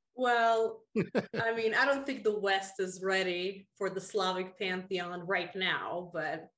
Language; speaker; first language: English; early bilingual, other home language; Russian